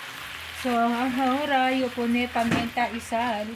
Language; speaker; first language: Spanish; non-native, learner; Filipino